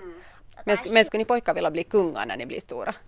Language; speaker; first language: Swedish; native; Swedish